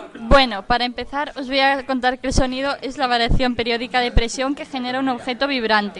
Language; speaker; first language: Spanish; native; Spanish